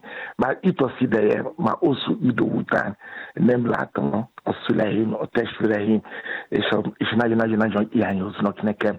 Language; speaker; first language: Hungarian; non-native, fluent; Yoruba